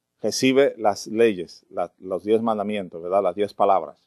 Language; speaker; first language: Spanish; native; Spanish